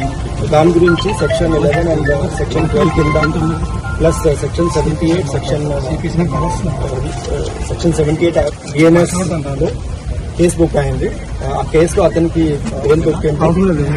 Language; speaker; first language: Telugu; non-native, local second language; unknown